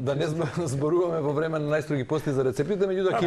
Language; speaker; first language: Macedonian; native; Macedonian